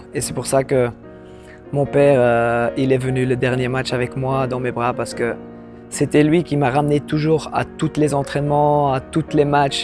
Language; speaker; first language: French; non-native, local second language; Dutch